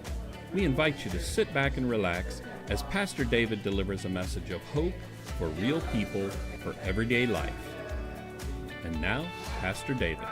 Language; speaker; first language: English; native; English